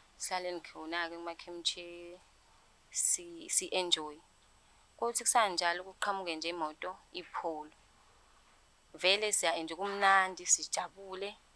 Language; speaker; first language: Zulu; native; Zulu